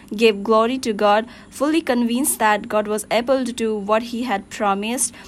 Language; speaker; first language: English; non-native, local second language; Nepali